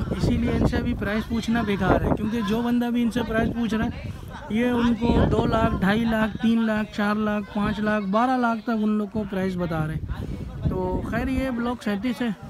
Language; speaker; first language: Urdu; native; Urdu